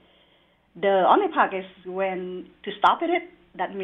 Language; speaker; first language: English; non-native, learner; Vietnamese